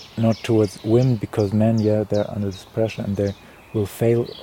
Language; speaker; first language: English; non-native, fluent; German